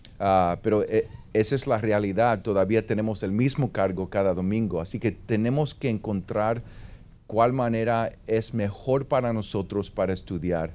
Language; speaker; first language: Spanish; early bilingual, heritage; Spanish